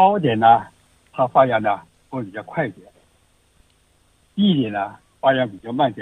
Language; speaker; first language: Chinese; native; Chinese